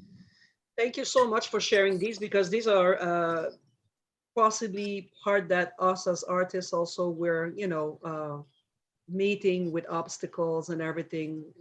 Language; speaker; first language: English; non-native, fluent; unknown